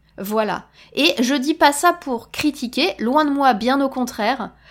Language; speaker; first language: French; native; French